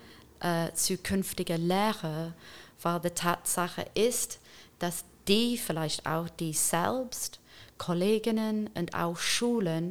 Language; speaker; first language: German; non-native, fluent; English